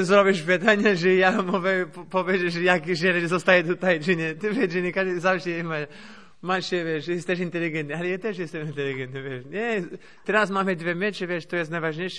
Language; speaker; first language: Polish; non-native, fluent; Portuguese